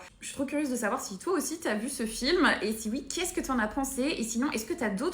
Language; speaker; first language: French; native; French